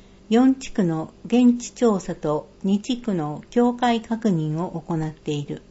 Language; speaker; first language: Japanese; native; Japanese